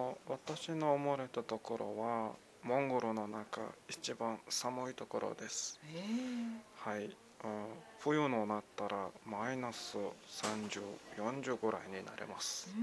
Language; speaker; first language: Japanese; non-native, learner; Mongolian